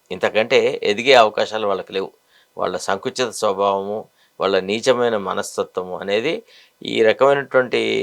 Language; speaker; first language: Telugu; native; Telugu